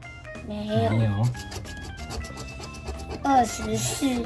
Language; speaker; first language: Chinese; native; Chinese